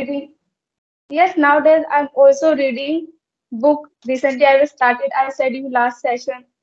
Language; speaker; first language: English; non-native, learner; Hindi